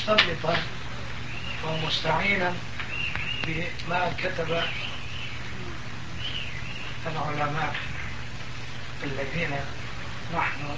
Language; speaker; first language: Arabic; non-native, fluent; Turkish